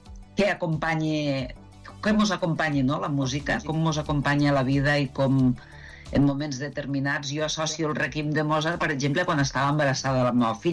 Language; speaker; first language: Catalan; native; Catalan